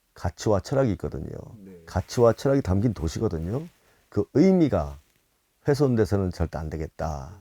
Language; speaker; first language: Korean; native; Korean